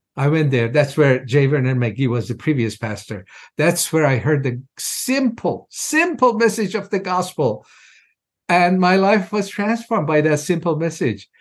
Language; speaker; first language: English; non-native, fluent; Persian